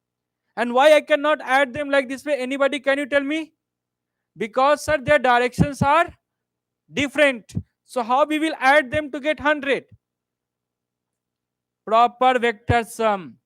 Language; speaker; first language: English; non-native, local second language; Hindi